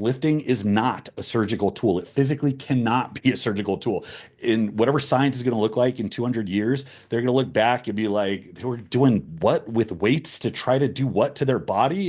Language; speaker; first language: English; native; English